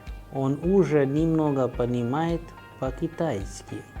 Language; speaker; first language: Russian; non-native, fluent; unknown